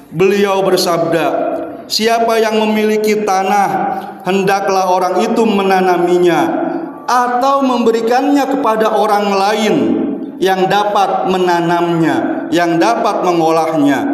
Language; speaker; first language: Indonesian; native; Indonesian